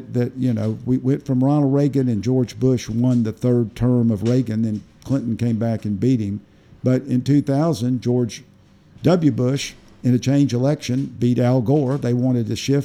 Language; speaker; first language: English; native; English